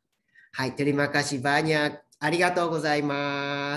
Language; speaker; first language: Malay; non-native, fluent; Japanese